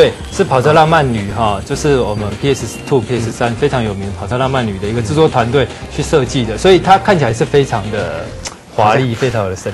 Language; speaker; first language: Chinese; native; Chinese